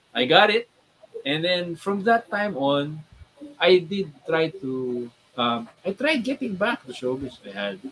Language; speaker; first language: Filipino; native; Filipino